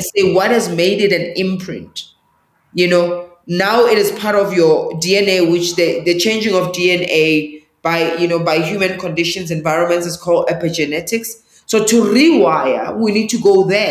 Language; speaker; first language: English; non-native, local second language; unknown